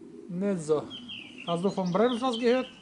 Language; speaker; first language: German; non-native, local second language; Polish